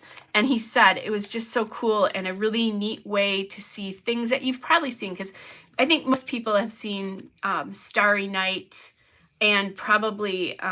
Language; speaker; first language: English; native; English